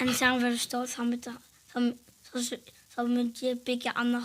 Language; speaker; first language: Icelandic; early bilingual, other home language; Portuguese